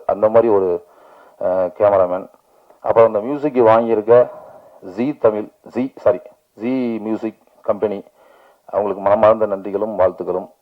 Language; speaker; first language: Tamil; native; Tamil